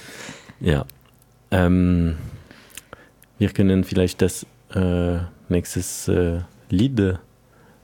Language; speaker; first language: German; non-native, fluent; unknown